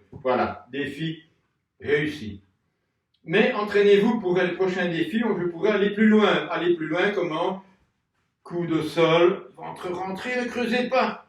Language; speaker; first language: French; native; French